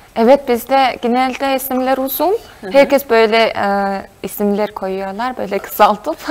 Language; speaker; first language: Turkish; non-native, fluent; Mongolian